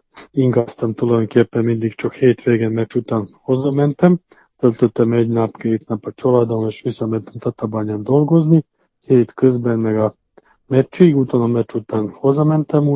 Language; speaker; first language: Hungarian; non-native, fluent; Serbian